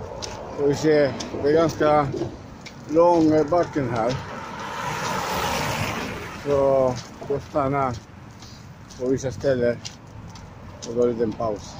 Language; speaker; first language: Swedish; non-native, learner; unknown